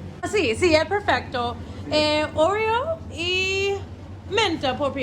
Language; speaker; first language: Italian; non-native, learner; English